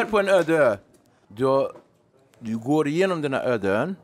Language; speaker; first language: Swedish; native; Swedish